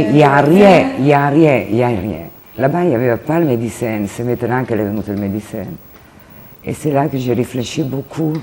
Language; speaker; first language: French; non-native, learner; Italian